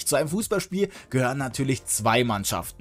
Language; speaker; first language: German; native; German